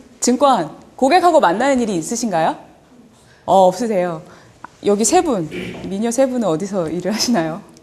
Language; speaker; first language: Korean; early bilingual, heritage; Korean